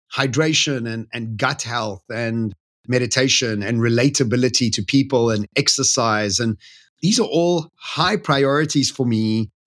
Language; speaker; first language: English; native; English